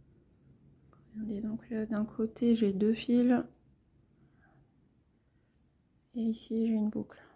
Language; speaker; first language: French; native; French